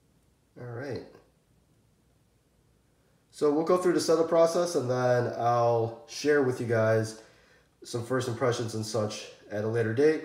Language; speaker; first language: English; native; English